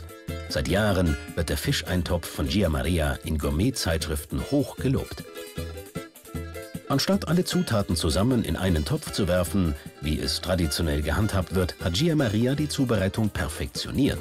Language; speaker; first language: German; native; German